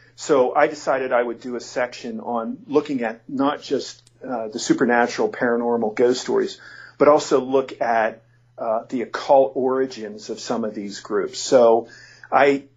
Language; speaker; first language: English; native; English